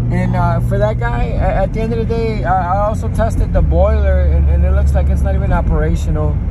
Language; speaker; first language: English; early bilingual, other home language; Spanish